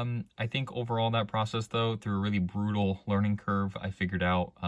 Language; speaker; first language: English; native; English